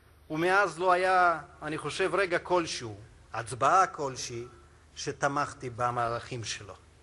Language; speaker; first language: Hebrew; non-native, fluent; Russian